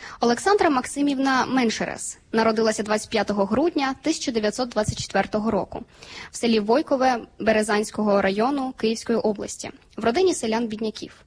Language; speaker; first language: Ukrainian; native; Ukrainian